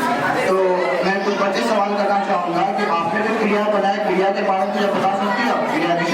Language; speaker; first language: Hindi; native; Hindi